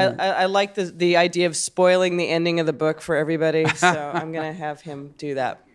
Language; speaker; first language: English; native; English